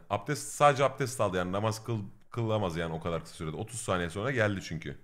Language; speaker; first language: Turkish; native; Turkish